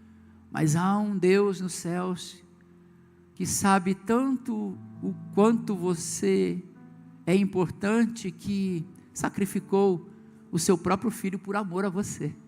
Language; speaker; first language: Portuguese; native; Portuguese